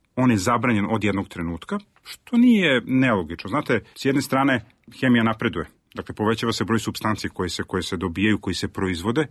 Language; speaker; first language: Serbian; native; Serbian